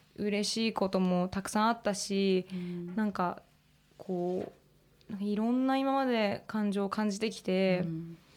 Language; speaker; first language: Japanese; native; Japanese